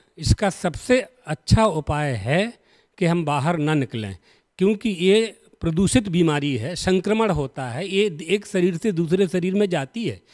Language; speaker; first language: Hindi; native; Hindi